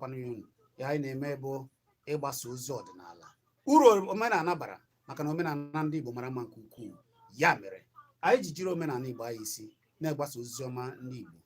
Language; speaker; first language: Igbo; native; Igbo